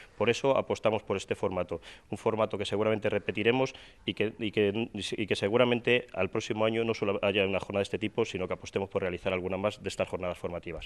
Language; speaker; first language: Spanish; native; Spanish